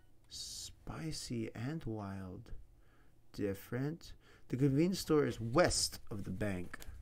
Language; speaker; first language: English; native; English